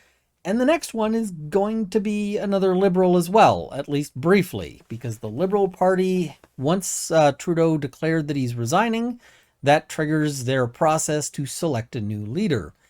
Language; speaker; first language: English; native; English